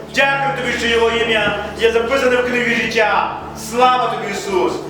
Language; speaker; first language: Ukrainian; native; Ukrainian